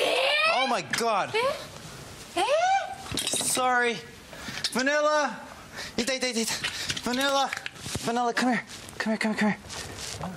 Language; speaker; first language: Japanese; early bilingual, heritage; English